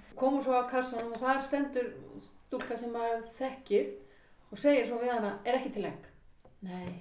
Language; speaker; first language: Icelandic; native; Icelandic